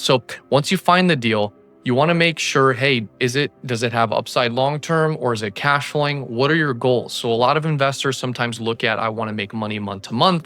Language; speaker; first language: English; native; English